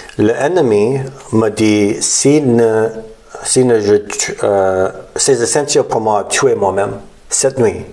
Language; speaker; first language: French; non-native, learner; English